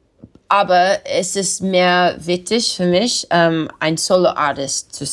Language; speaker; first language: German; non-native, learner; English